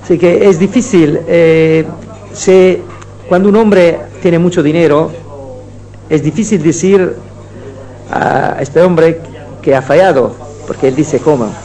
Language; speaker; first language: Spanish; non-native, fluent; Italian